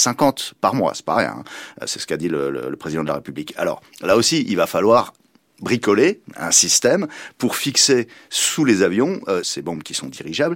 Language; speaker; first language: French; native; French